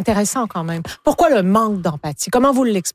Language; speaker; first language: French; native; French